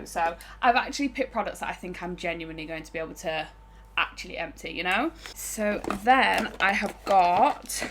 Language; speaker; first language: English; native; English